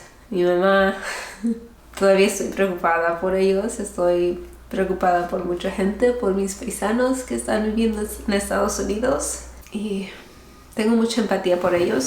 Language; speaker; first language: Spanish; early bilingual, heritage; Spanish